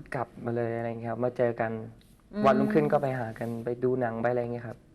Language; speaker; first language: Thai; native; Thai